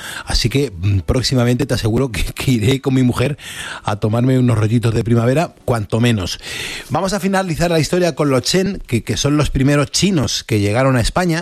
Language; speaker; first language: Spanish; native; Spanish